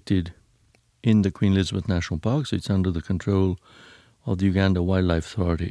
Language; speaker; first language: English; non-native, local second language; Punjabi